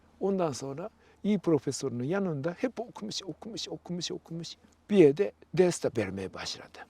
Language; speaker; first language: Turkish; non-native, fluent; Japanese